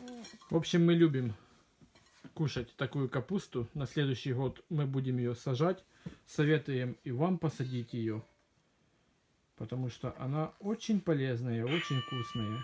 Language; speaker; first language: Russian; native; Russian